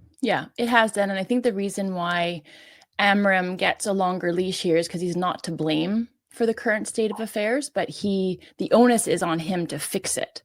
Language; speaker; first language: English; native; English